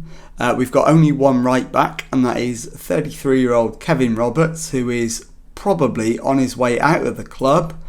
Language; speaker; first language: English; native; English